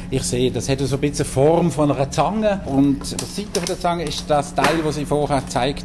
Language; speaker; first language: German; native; German